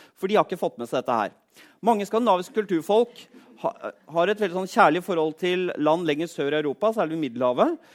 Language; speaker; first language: Norwegian; native; Norwegian